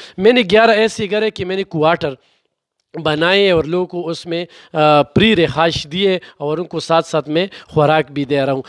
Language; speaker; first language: Urdu; non-native, local second language; Pashto